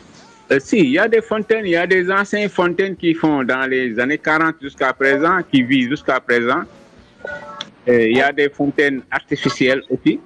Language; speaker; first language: French; non-native, local second language; Wolof